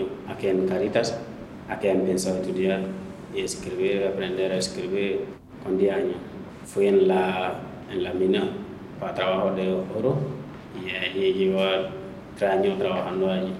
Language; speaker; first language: Spanish; non-native, learner; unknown